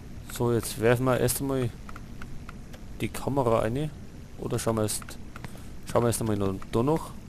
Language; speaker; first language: German; native; German